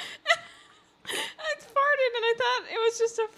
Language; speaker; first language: English; native; English